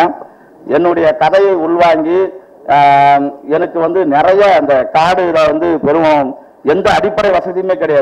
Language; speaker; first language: Tamil; native; Tamil